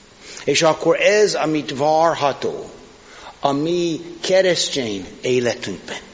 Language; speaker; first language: Hungarian; non-native, fluent; English